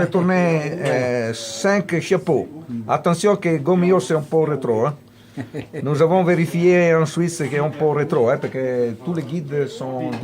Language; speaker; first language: French; non-native, fluent; Italian